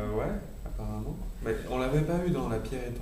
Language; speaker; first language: French; native; French